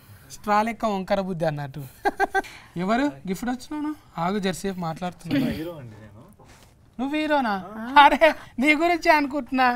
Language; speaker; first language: Telugu; native; Telugu